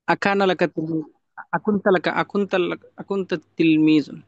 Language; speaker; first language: Arabic; non-native, learner; Bangla